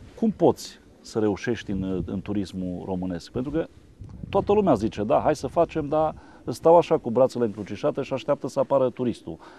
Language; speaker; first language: Romanian; native; Romanian